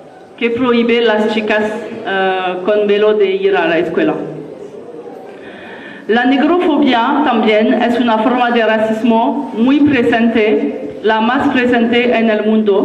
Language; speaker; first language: Spanish; non-native, learner; French